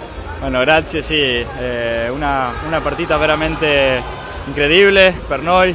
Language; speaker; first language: Italian; non-native, learner; Spanish